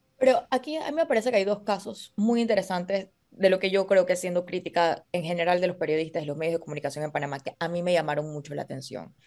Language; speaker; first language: Spanish; native; Spanish